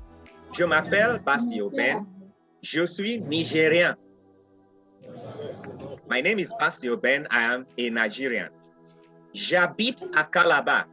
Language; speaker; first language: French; non-native, fluent; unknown